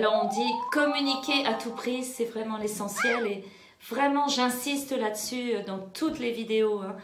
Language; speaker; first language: French; native; French